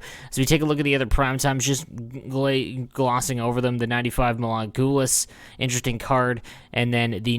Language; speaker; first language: English; native; English